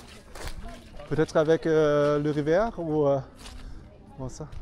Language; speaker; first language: French; non-native, fluent; German